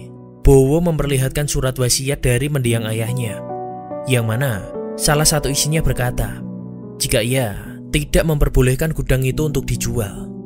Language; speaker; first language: Indonesian; native; Indonesian